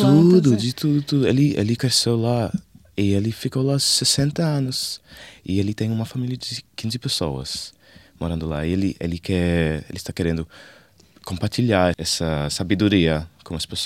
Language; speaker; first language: Portuguese; non-native, learner; English